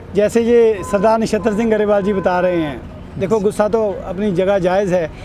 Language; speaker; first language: Hindi; non-native, local second language; Punjabi